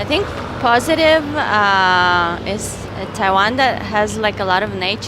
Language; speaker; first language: English; non-native, fluent; Hebrew